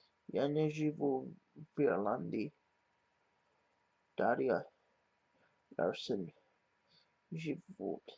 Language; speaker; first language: Russian; non-native, learner; English